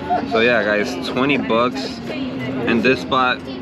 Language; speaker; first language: English; early bilingual, other home language; Spanish